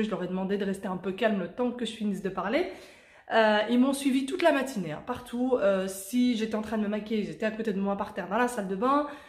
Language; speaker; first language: French; native; French